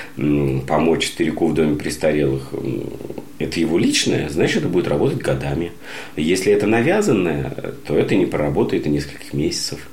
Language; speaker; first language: Russian; native; Russian